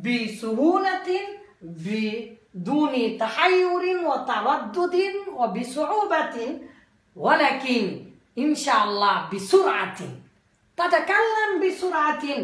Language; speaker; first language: Arabic; non-native, learner; Bangla